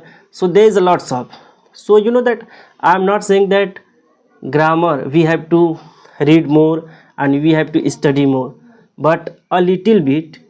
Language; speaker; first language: English; non-native, local second language; Hindi